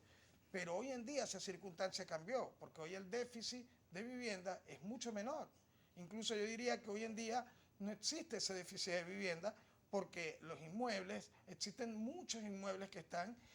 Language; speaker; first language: Spanish; native; Spanish